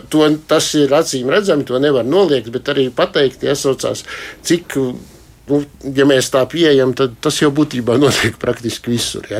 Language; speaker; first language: Latvian; native; Latvian